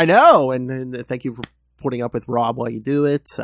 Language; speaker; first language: English; native; English